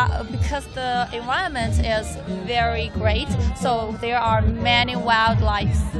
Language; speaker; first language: English; non-native, fluent; Chinese